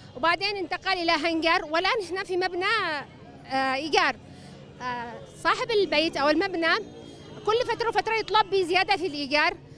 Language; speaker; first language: Arabic; native; Arabic